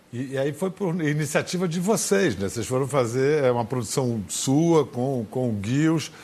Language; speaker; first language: Portuguese; native; Portuguese